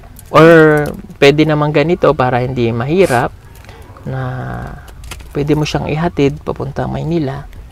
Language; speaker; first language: Filipino; native; Filipino